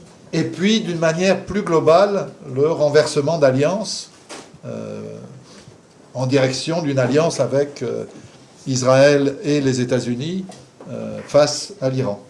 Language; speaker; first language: French; native; French